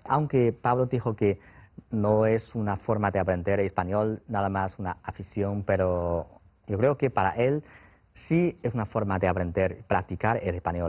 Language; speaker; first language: Spanish; non-native, fluent; Chinese